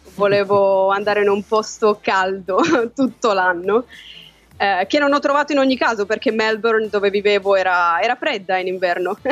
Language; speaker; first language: Italian; native; Italian